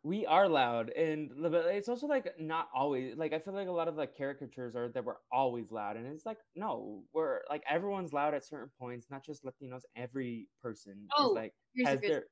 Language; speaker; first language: English; early bilingual, other home language; Portuguese